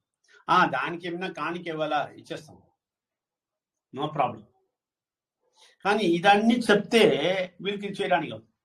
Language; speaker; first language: Telugu; non-native, learner; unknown